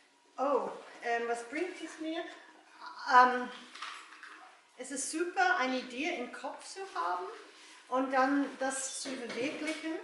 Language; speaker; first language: German; non-native, learner; English